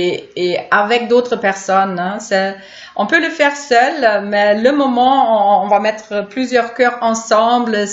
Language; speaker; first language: French; non-native, fluent; German